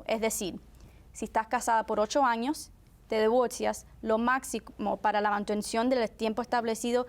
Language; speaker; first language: Spanish; early bilingual, heritage; Spanish